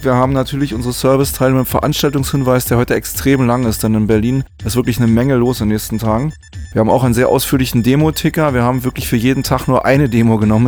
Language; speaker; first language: German; native; German